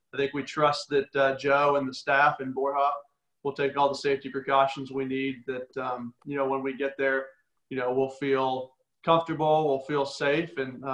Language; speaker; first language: English; native; English